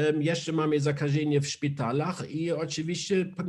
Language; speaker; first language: Polish; non-native, learner; German